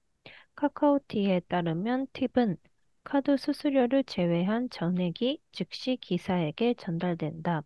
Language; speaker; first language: Korean; early bilingual, heritage; Korean